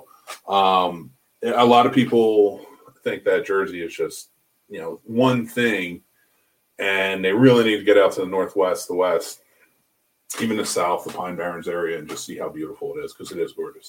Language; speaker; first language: English; native; English